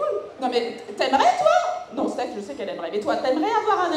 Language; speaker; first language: French; native; French